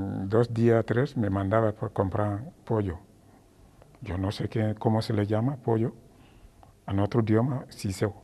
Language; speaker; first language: Spanish; non-native, learner; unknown